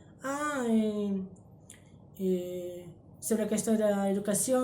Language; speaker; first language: Spanish; early bilingual, heritage; Spanish